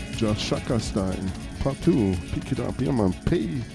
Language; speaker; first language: English; non-native, learner; German